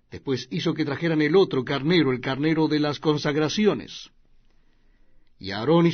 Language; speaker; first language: Spanish; native; Spanish